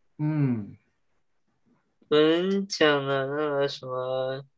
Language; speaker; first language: Chinese; early bilingual, heritage; Chinese